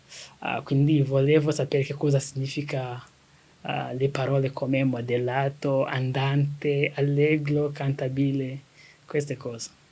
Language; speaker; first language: Italian; non-native, learner; Kinyarwanda